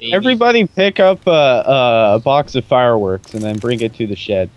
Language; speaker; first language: English; native; English